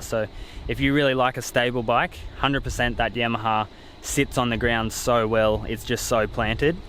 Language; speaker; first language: English; native; English